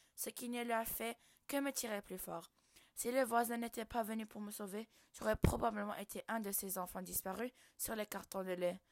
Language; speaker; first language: French; non-native, local second language; Arabic